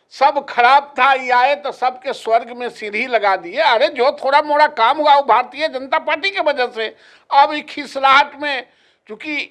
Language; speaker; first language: Hindi; native; Hindi